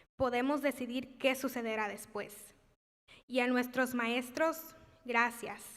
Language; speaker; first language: Spanish; early bilingual, heritage; Spanish